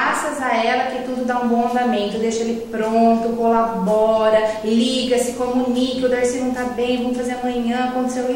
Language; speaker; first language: Portuguese; native; Portuguese